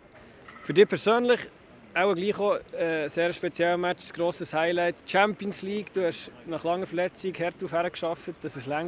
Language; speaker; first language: German; native; German